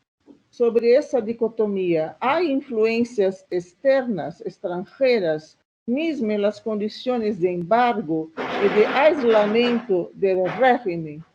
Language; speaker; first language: Spanish; non-native, learner; Portuguese